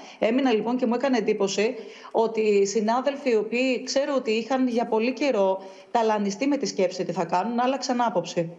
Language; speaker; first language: Greek; native; Greek